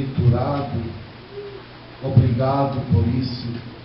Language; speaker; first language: Portuguese; non-native, fluent; Italian